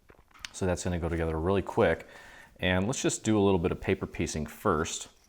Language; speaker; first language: English; native; English